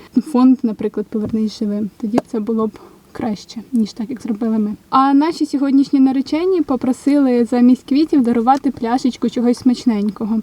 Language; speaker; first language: Ukrainian; non-native, local second language; Russian